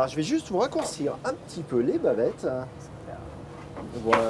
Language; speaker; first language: French; native; French